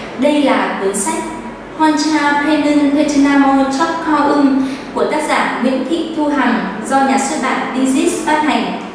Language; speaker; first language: Vietnamese; native; Vietnamese